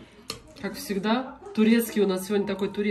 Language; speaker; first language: Russian; native; Russian